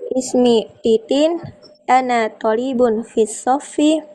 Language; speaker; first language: Arabic; non-native, learner; Indonesian